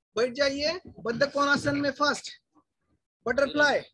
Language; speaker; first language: Hindi; non-native, local second language; Marathi